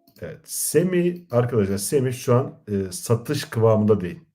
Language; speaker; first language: Turkish; native; Turkish